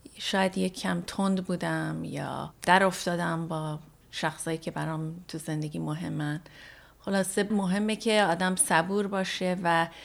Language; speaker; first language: Persian; early bilingual, heritage; Persian